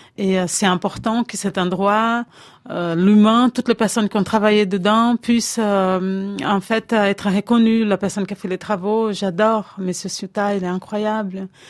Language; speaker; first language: French; non-native, fluent; Portuguese